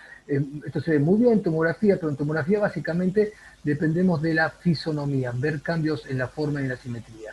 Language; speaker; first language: Spanish; native; Spanish